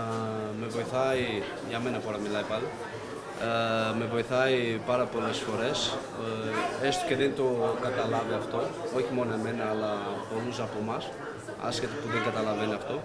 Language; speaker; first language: Greek; non-native, fluent; Portuguese